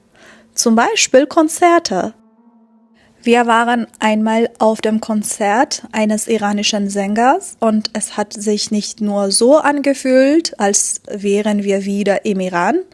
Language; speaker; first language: German; non-native, fluent; Persian